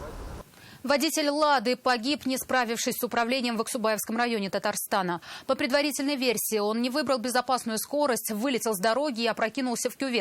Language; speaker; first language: Russian; native; Russian